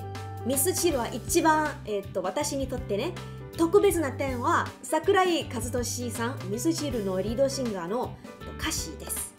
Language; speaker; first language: Japanese; non-native, learner; Chinese